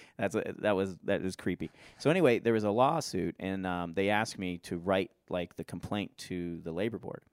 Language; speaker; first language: English; native; English